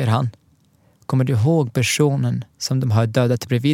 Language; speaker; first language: Swedish; non-native, learner; Arabic